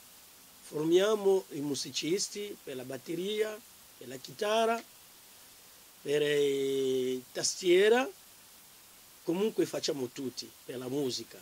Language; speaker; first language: Italian; non-native, learner; Lingala